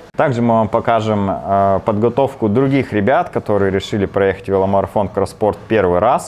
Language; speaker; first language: Russian; native; Russian